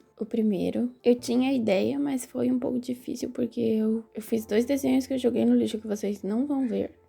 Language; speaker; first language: Portuguese; native; Portuguese